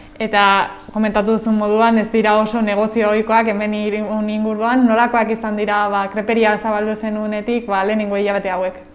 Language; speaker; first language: Basque; native; Basque